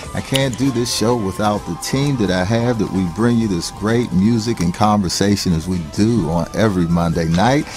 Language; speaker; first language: English; native; English